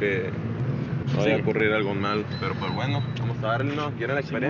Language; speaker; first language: Spanish; native; Spanish